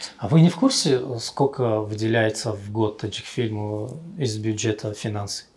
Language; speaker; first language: Russian; non-native, local second language; Tajik